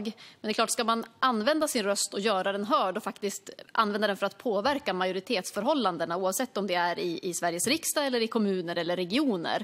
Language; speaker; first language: Swedish; native; Swedish